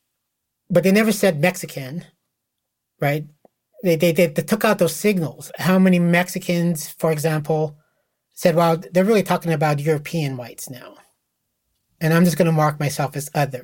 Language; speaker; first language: English; native; English